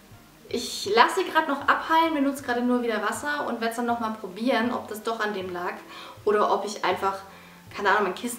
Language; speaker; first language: German; native; German